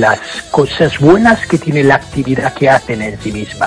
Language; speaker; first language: Spanish; non-native, fluent; English